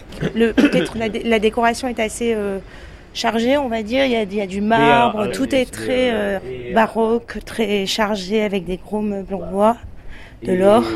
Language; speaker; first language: French; native; French